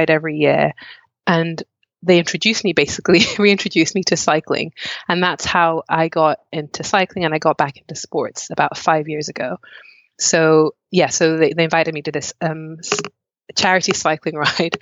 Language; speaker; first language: English; non-native, local second language; Nyanja